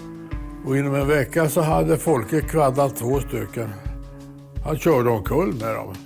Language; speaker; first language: Swedish; native; Swedish